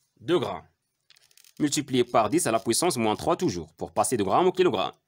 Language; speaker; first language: French; non-native, local second language; Arabic